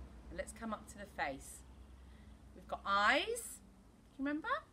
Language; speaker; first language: English; native; English